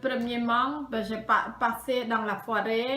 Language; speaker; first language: French; non-native, learner; Khmer